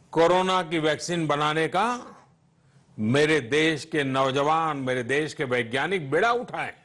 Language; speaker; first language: Hindi; non-native, local second language; Gujarati